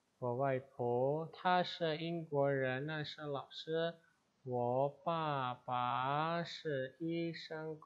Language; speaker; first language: Chinese; non-native, fluent; Indonesian